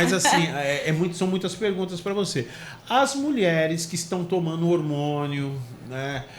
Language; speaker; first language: Portuguese; native; Portuguese